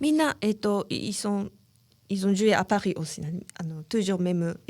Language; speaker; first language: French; non-native, fluent; Japanese